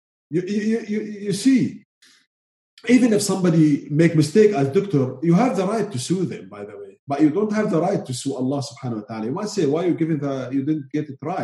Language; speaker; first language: English; non-native, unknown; Arabic